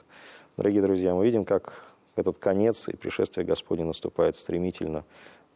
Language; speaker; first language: Russian; native; Russian